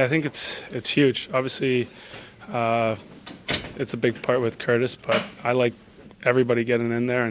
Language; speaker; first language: English; native; English